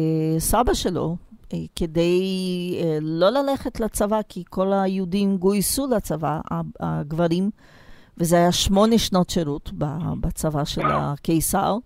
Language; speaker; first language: Hebrew; non-native, fluent; Portuguese